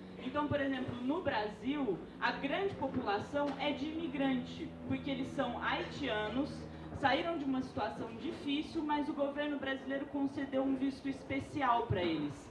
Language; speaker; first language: Portuguese; native; Portuguese